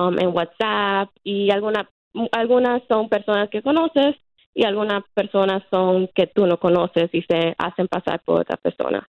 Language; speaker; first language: Spanish; early bilingual, heritage; Spanish